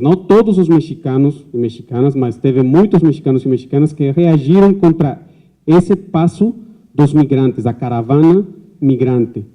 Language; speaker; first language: Portuguese; non-native, fluent; Spanish